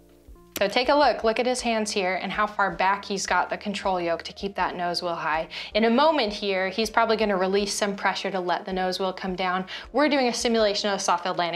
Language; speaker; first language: English; native; English